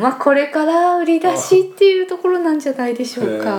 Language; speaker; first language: Japanese; native; Japanese